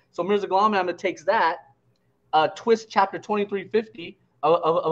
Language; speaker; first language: English; native; English